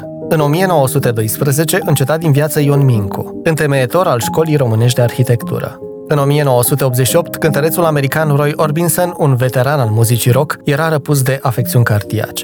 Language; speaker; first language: Romanian; native; Romanian